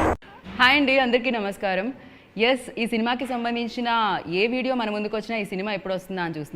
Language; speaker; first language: Telugu; native; Telugu